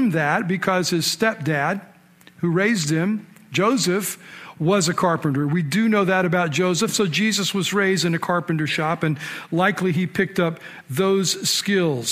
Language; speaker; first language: English; native; English